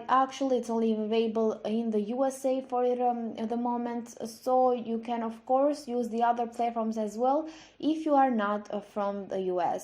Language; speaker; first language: English; non-native, fluent; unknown